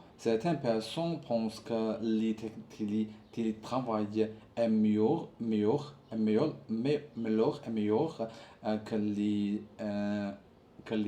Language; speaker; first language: French; non-native, learner; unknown